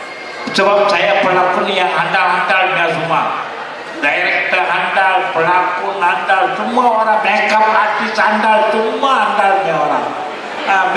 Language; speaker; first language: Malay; non-native, local second language; Tamil